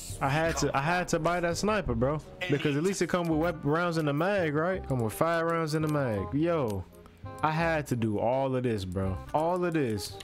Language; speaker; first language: English; native; English